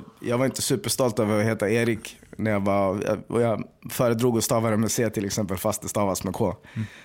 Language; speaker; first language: Swedish; native; Swedish